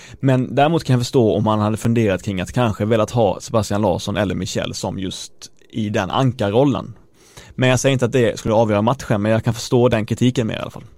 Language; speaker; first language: Swedish; native; Swedish